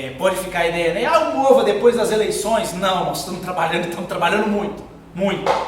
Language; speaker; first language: Portuguese; native; Portuguese